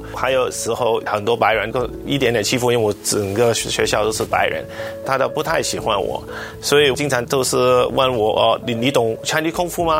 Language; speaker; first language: Chinese; non-native, local second language; Cantonese